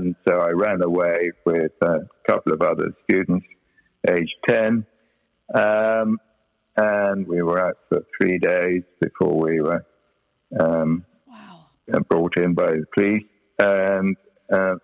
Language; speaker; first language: English; native; English